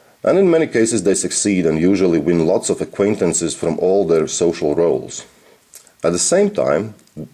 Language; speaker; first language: English; non-native, fluent; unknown